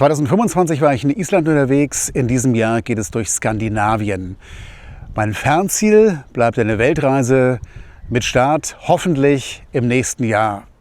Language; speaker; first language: German; native; German